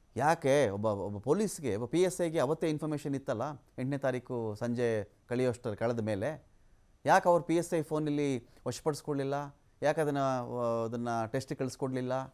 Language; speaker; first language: Kannada; native; Kannada